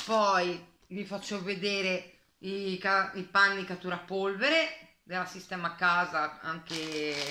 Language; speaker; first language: Italian; native; Italian